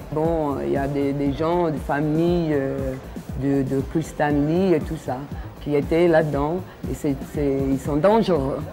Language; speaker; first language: French; non-native, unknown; English